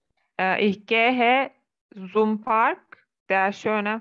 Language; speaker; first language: German; non-native, learner; Turkish